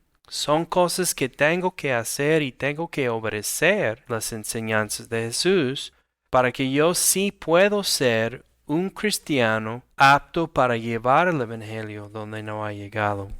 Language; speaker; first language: Spanish; non-native, fluent; English